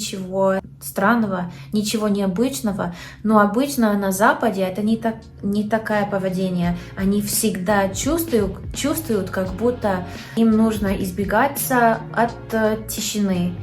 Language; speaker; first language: Russian; non-native, learner; English